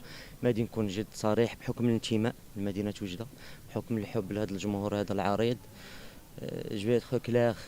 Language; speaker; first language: Arabic; native; Arabic